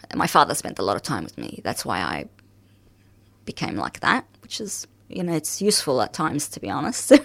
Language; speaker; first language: English; early bilingual, other home language; Arabic